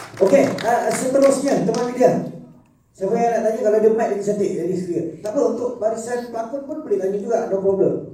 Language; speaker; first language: Malay; native; Malay